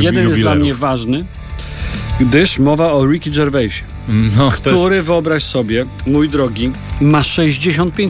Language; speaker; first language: Polish; native; Polish